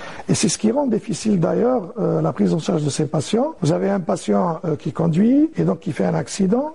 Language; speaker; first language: French; non-native, local second language; Arabic